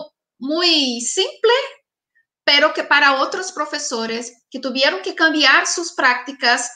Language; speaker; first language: Spanish; non-native, fluent; Portuguese